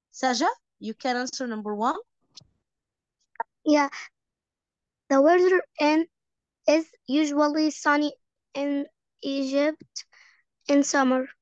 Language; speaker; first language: English; non-native, learner; Arabic